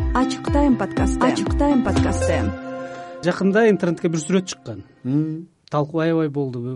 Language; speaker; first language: Kyrgyz; native; Kyrgyz